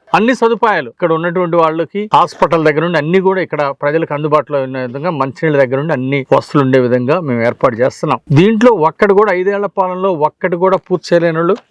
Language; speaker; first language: Telugu; native; Telugu